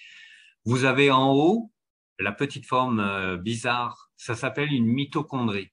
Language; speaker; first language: French; native; French